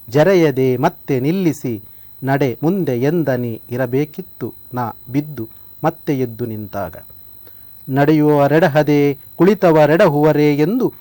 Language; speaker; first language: Kannada; non-native, local second language; Tulu